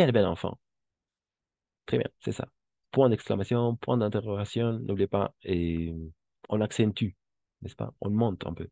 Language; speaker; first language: French; non-native, fluent; Spanish